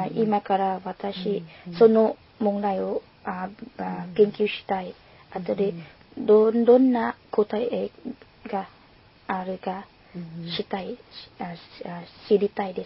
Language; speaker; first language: Japanese; non-native, learner; Lao